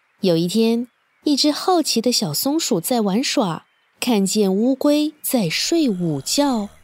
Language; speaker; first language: Chinese; native; Chinese